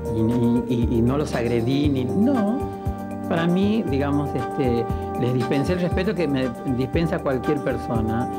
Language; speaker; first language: Spanish; native; Spanish